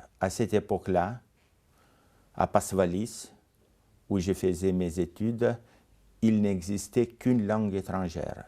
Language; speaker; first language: French; non-native, fluent; Lithuanian